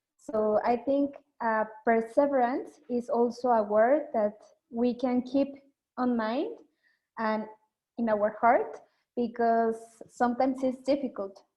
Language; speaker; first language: English; non-native, learner; Spanish